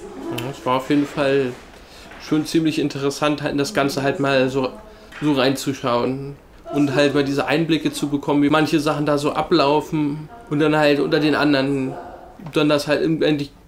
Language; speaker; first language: German; native; German